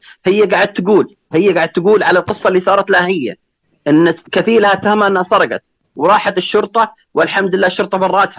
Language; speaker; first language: Arabic; native; Arabic